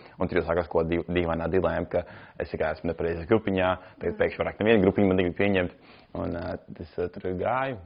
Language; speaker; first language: Latvian; native; Latvian